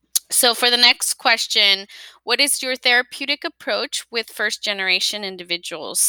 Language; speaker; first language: English; early bilingual, other home language; Spanish